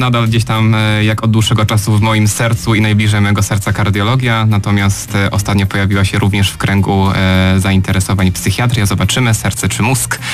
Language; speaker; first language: Polish; native; Polish